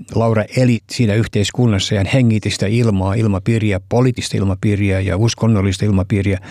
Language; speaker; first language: Finnish; early bilingual, heritage; Finnish